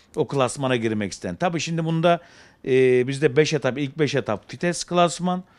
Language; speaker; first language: Turkish; native; Turkish